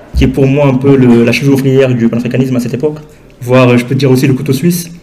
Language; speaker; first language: French; non-native, local second language; Wolof